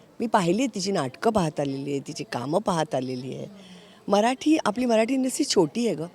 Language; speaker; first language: Marathi; native; Marathi